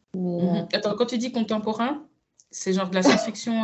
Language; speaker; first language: French; early bilingual, other home language; Spanish